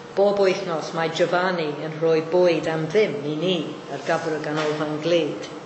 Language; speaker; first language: Welsh; non-native, fluent; Maltese